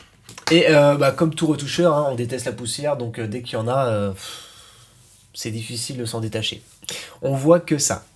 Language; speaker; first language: French; native; French